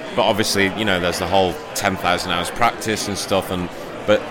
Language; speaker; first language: English; native; English